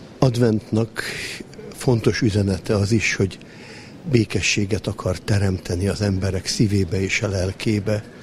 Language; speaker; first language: Hungarian; native; Hungarian